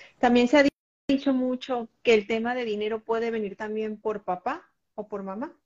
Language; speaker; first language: Spanish; native; Spanish